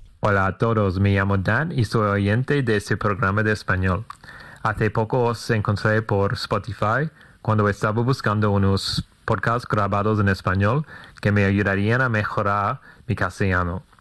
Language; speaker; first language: Spanish; non-native, fluent; English